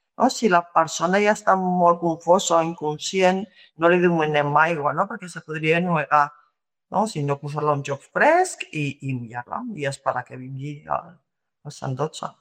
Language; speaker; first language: Catalan; non-native, local second language; Spanish